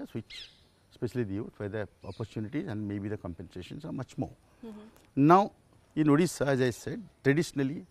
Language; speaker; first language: English; non-native, local second language; Odia